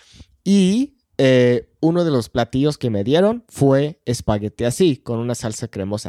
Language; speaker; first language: Spanish; non-native, fluent; English